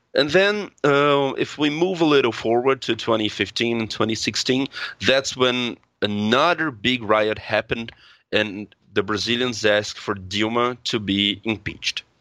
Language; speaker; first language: English; non-native, fluent; Portuguese